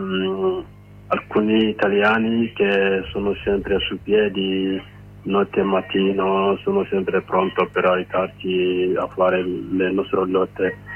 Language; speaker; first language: Italian; non-native, learner; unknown